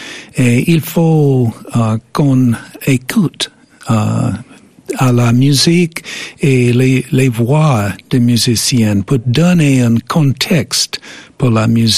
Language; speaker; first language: French; non-native, fluent; English